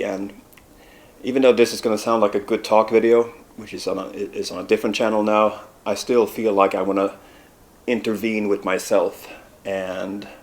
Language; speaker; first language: English; non-native, fluent; Swedish